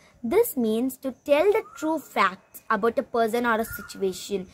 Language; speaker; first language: English; non-native, local second language; Tamil